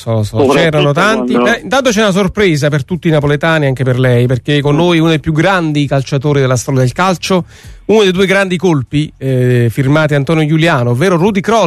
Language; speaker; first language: Italian; native; Italian